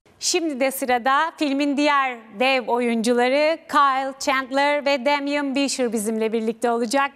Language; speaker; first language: Turkish; native; Turkish